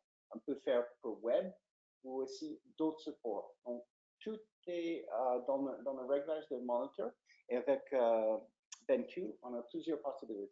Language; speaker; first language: French; non-native, fluent; English